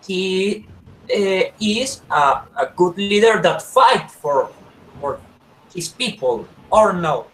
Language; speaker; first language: English; non-native, learner; Spanish